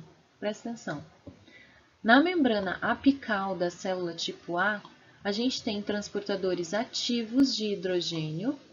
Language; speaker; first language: Portuguese; native; Portuguese